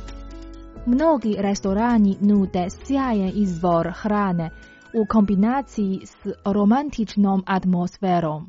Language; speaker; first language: Croatian; native; Croatian